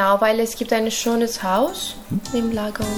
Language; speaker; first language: German; non-native, learner; Greek